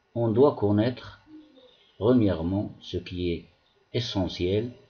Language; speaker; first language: French; non-native, local second language; Arabic